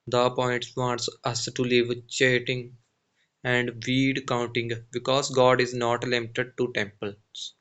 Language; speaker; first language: English; non-native, local second language; Punjabi